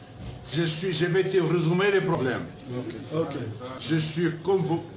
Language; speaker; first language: French; non-native, learner; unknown